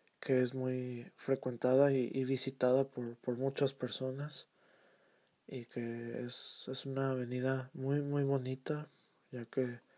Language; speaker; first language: Spanish; early bilingual, heritage; Spanish